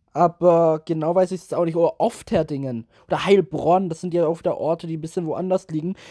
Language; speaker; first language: German; native; German